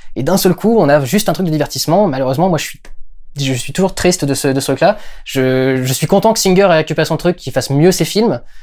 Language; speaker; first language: French; native; French